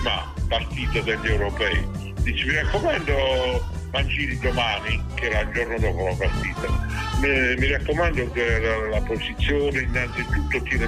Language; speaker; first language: Italian; native; Italian